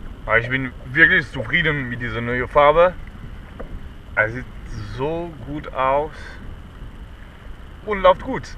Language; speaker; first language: German; non-native, learner; French